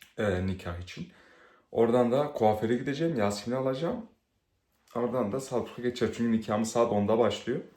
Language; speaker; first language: Turkish; early bilingual, heritage; Turkish